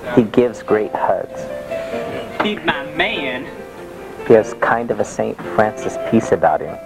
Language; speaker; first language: English; native; English